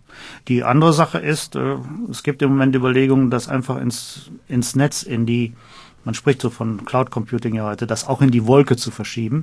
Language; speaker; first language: German; native; German